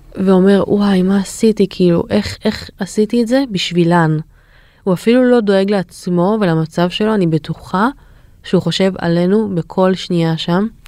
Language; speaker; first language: Hebrew; native; Hebrew